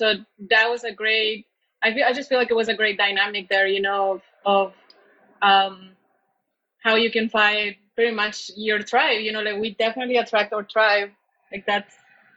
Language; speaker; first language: English; non-native, fluent; Spanish